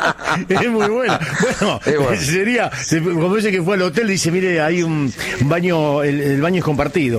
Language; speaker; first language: Spanish; native; Spanish